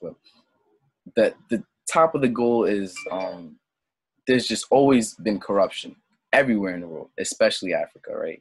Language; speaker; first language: English; early bilingual, other home language; French